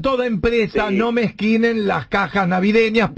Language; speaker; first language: Spanish; native; Spanish